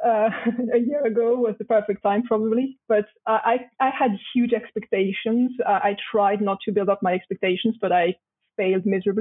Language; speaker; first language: English; non-native, fluent; French